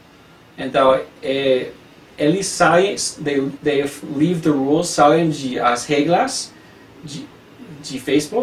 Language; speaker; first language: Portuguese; non-native, learner; English